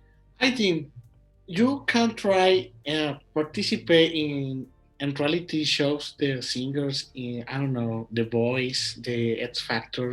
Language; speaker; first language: English; non-native, learner; Spanish